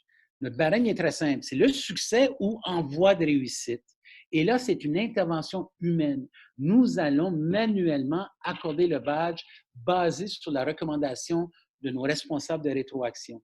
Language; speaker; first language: French; native; French